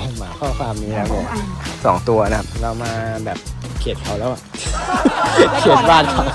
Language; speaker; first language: Thai; native; Thai